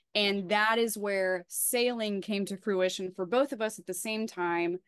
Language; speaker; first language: English; native; English